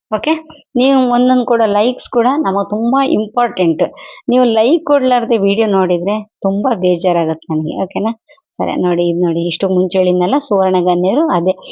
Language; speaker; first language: Kannada; non-native, local second language; Telugu